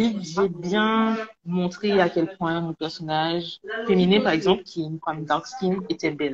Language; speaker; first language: French; native; French